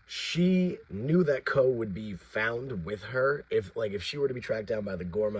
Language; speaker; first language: English; native; English